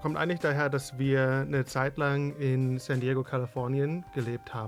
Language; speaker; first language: German; native; German